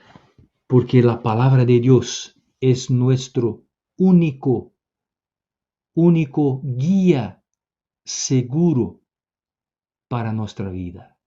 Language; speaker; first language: Spanish; non-native, fluent; Portuguese